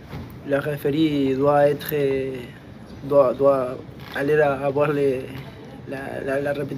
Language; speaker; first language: French; non-native, fluent; Spanish